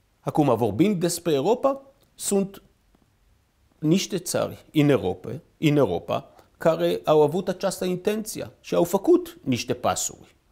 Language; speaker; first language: Romanian; non-native, fluent; Hebrew